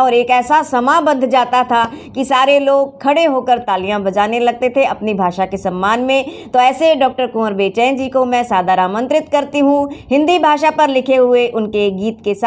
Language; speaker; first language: Hindi; native; Hindi